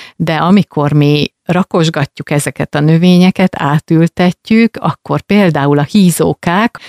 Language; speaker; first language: Hungarian; native; Hungarian